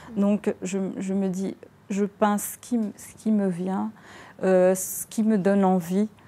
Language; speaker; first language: French; non-native, local second language; Arabic